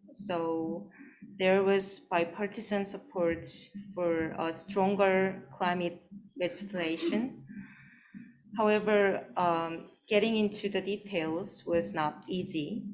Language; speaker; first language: English; non-native, fluent; Korean